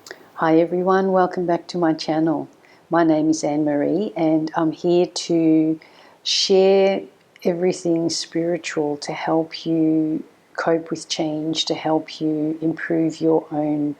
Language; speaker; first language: English; native; English